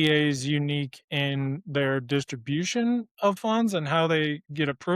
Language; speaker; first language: English; native; English